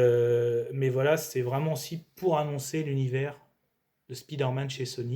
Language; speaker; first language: French; native; French